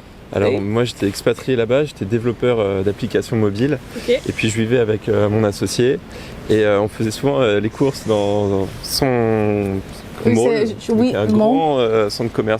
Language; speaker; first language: French; native; French